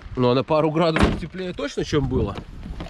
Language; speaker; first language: Russian; native; Russian